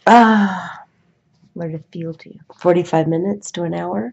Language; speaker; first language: English; native; English